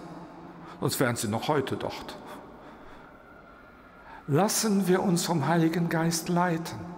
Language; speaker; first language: German; non-native, local second language; Luxembourgish